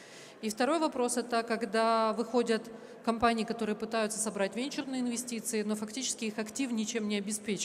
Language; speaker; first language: Russian; native; Russian